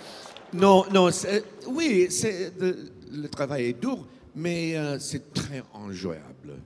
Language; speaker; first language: French; non-native, learner; English